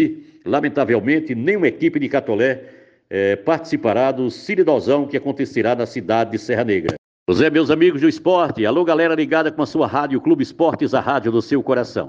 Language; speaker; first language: Portuguese; native; Portuguese